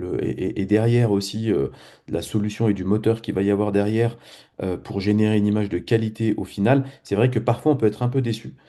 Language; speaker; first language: French; native; French